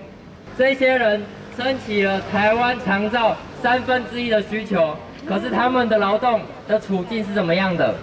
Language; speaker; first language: Chinese; native; Chinese